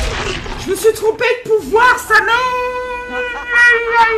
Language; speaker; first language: French; native; French